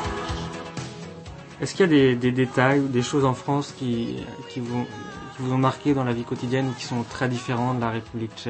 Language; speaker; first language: French; native; French